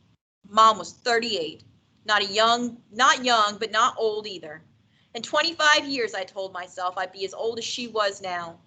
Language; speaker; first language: English; native; English